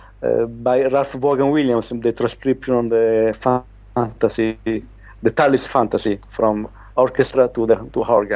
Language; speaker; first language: English; non-native, learner; Italian